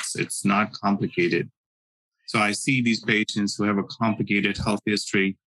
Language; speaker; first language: English; non-native, local second language; Hindi